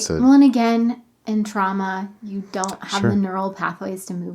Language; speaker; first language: English; native; English